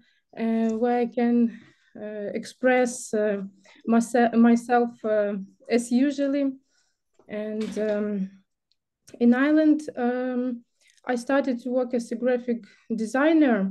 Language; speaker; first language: English; non-native, learner; Ukrainian